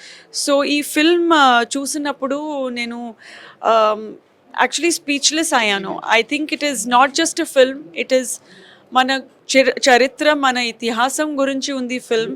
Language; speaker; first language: Telugu; non-native, fluent; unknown